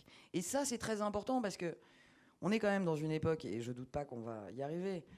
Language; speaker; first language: French; native; French